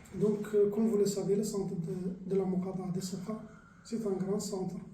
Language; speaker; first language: French; non-native, local second language; Arabic